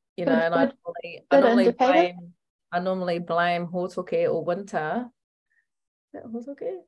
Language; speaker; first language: English; native; English